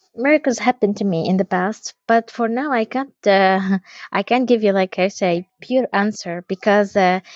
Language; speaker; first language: English; non-native, fluent; Arabic